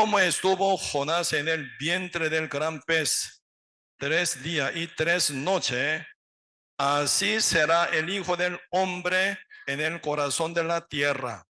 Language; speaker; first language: Spanish; non-native, learner; Korean